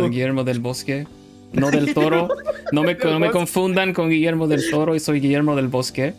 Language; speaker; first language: Spanish; non-native, learner; Dutch